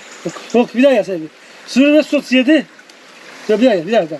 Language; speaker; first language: Turkish; native; Turkish